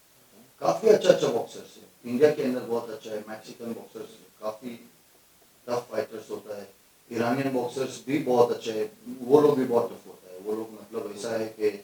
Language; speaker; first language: Hindi; non-native, fluent; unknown